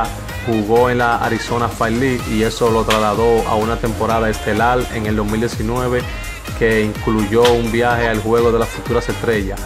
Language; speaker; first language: Spanish; native; Spanish